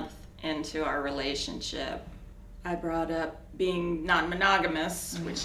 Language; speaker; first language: English; native; English